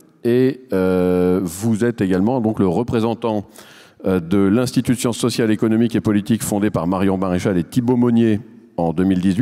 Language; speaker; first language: French; native; French